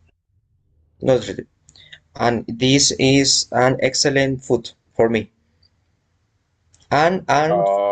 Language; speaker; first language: English; non-native, learner; Spanish